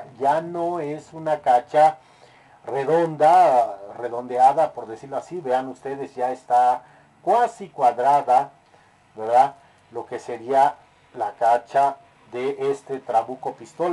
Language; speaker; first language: Spanish; native; Spanish